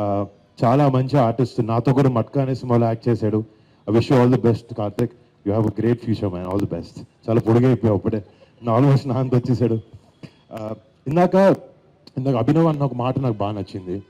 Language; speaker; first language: Telugu; native; Telugu